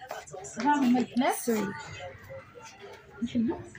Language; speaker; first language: Arabic; native; Arabic